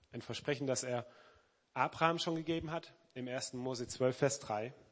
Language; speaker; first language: German; native; German